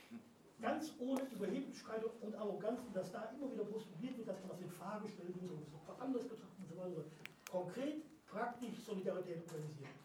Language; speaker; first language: German; native; German